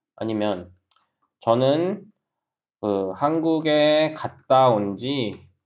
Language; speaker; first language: Korean; native; Korean